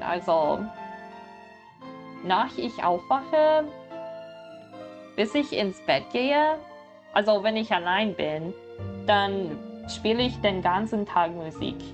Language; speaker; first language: German; non-native, learner; English